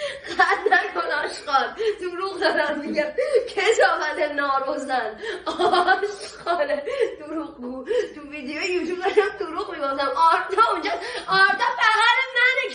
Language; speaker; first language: Persian; native; Persian